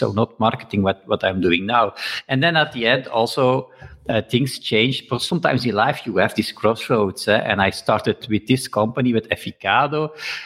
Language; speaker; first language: English; non-native, fluent; Dutch